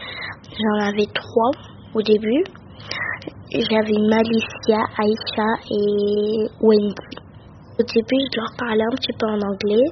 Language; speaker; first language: French; early bilingual, other home language; Arabic